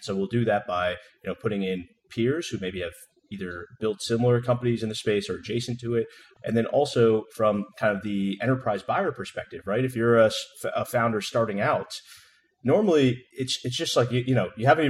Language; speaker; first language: English; native; English